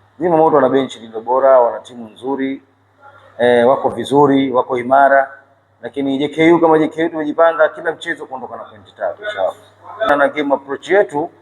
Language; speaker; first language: Swahili; native; Swahili